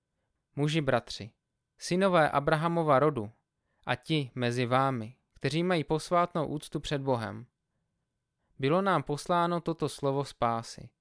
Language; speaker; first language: Czech; native; Czech